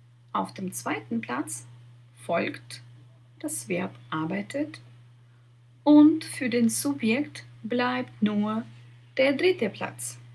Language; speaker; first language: German; non-native, fluent; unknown